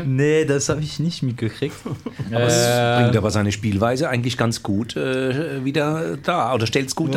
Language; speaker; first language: German; native; German